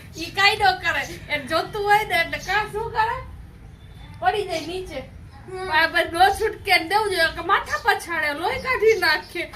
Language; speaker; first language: Gujarati; non-native, local second language; Kachhi